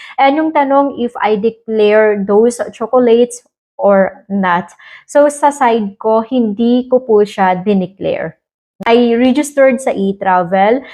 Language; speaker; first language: Filipino; native; Filipino